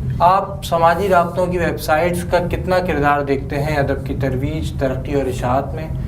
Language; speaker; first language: Urdu; native; Urdu